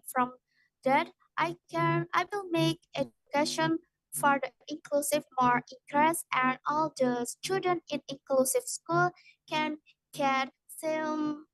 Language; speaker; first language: English; non-native, learner; Indonesian